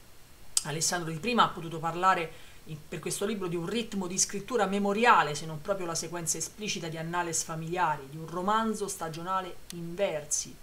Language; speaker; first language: Italian; native; Italian